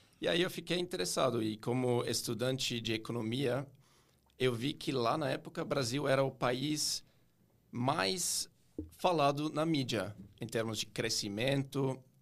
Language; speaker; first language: Portuguese; non-native, fluent; German